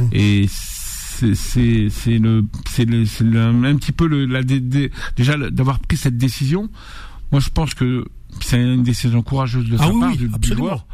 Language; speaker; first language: French; native; French